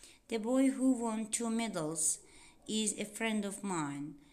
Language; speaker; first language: English; non-native, fluent; Azerbaijani